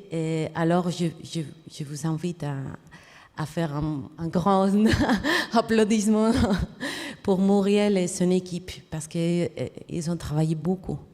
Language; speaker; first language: French; non-native, fluent; Spanish